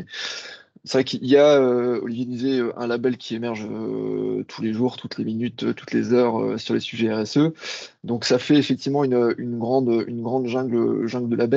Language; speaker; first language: French; native; French